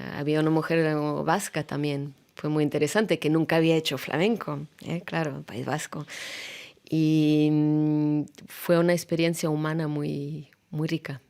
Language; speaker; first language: Spanish; non-native, fluent; Russian